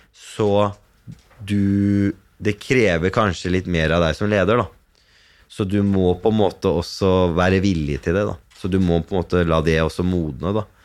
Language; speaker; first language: Norwegian; early bilingual, other home language; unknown